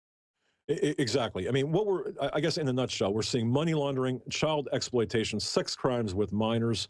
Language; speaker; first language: English; native; English